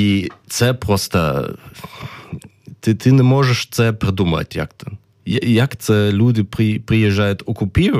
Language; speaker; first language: Ukrainian; early bilingual, heritage; German